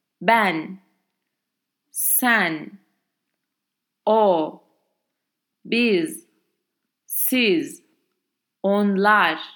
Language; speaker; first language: Turkish; non-native, learner; English